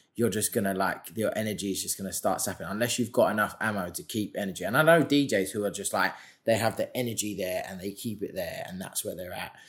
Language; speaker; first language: English; native; English